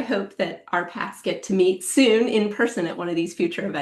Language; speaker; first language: English; native; English